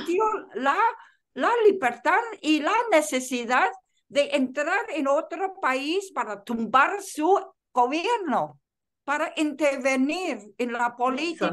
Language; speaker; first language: Spanish; non-native, fluent; Chinese